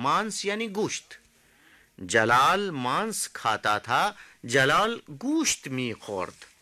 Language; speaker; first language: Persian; non-native, fluent; Hindi